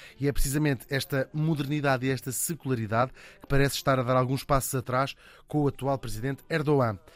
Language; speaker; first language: Portuguese; native; Portuguese